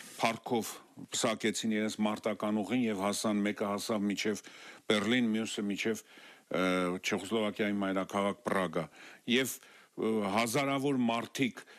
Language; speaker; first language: Armenian; native; Armenian